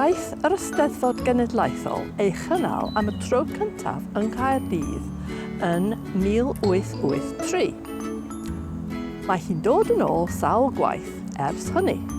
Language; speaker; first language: Welsh; non-native, fluent; English